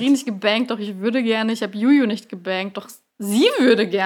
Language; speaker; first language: German; early bilingual, other home language; Persian